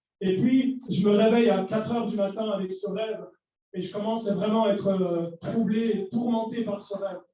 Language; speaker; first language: French; early bilingual, other home language; Arabic